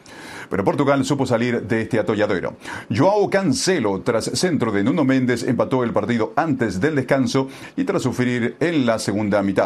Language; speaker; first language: Spanish; native; Spanish